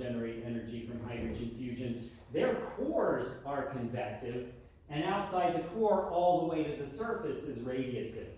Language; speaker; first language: English; native; English